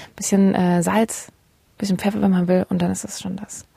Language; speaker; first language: German; native; German